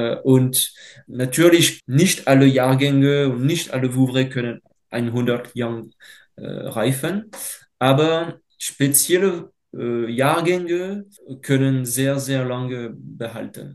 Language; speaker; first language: German; non-native, fluent; French